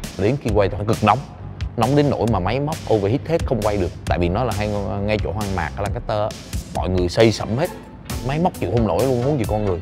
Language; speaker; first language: Vietnamese; native; Vietnamese